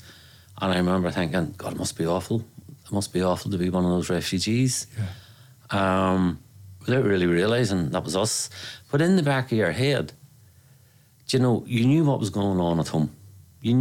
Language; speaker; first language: English; native; English